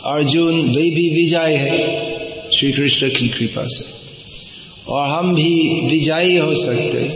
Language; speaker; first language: Hindi; non-native, fluent; English